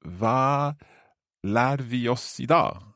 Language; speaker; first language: Swedish; non-native, learner; English